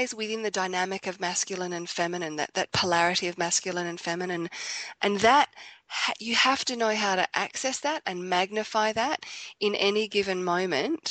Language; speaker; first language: English; native; English